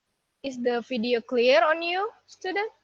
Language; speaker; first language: English; non-native, learner; Indonesian